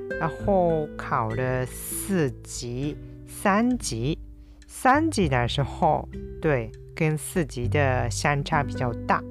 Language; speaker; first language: Chinese; non-native, fluent; Japanese